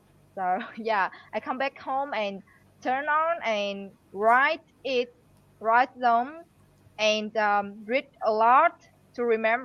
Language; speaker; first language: English; non-native, learner; Vietnamese